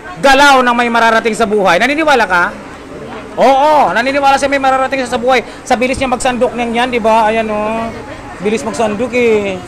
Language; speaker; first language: Filipino; native; Filipino